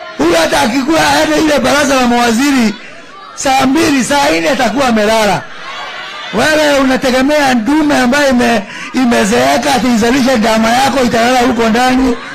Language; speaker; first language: Swahili; non-native, local second language; Kikuyu